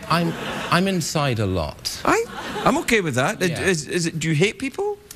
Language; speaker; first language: English; native; English